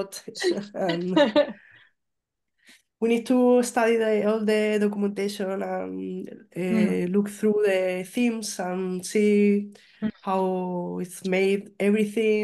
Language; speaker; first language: English; non-native, learner; Spanish